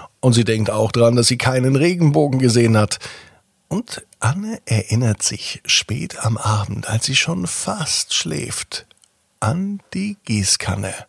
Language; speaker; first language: German; native; German